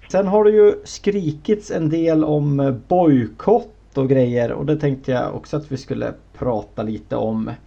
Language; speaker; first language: Swedish; native; Swedish